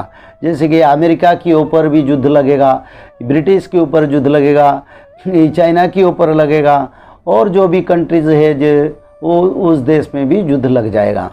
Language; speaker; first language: Hindi; non-native, local second language; Odia